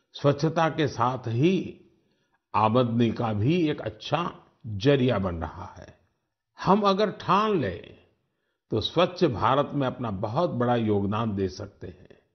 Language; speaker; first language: Hindi; non-native, local second language; Gujarati